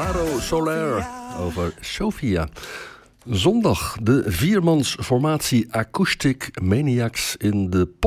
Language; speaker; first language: Dutch; native; Dutch